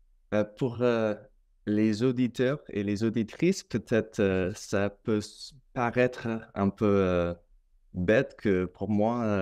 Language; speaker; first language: French; non-native, fluent; English